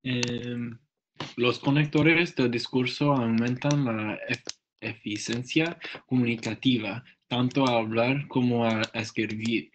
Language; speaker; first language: Spanish; non-native, learner; English